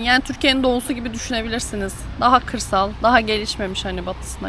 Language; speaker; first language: Turkish; native; Turkish